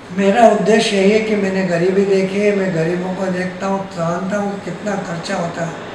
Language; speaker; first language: Hindi; native; Hindi